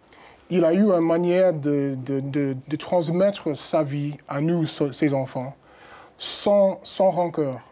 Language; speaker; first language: French; non-native, fluent; English